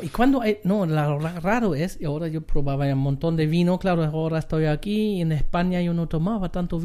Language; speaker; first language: Spanish; non-native, learner; German